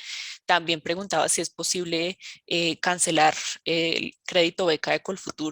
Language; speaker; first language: Spanish; native; Spanish